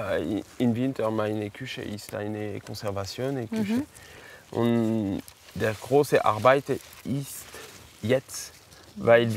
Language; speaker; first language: German; non-native, learner; French